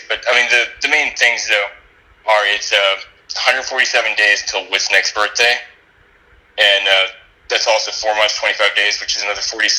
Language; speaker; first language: English; native; English